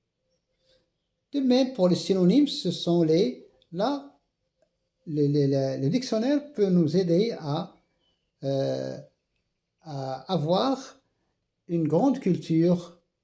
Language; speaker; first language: French; non-native, local second language; Arabic